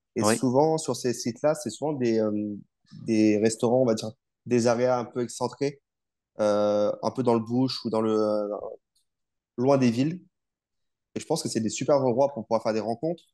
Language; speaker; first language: French; native; French